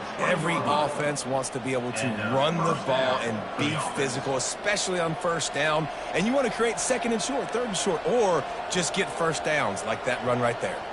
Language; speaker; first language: English; native; English